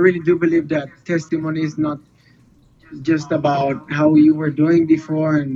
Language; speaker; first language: English; non-native, fluent; Spanish